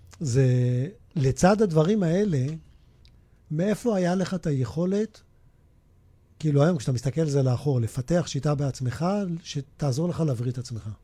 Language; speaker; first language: Hebrew; native; Hebrew